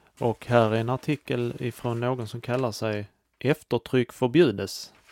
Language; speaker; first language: Swedish; native; Swedish